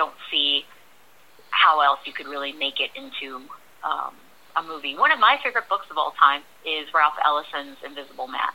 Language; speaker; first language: English; native; English